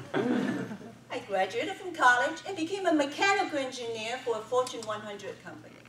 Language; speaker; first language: English; non-native, fluent; Chinese